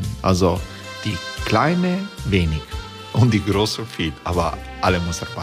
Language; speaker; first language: German; non-native, learner; Croatian